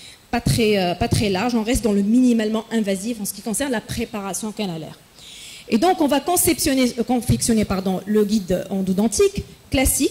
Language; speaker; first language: French; non-native, local second language; Arabic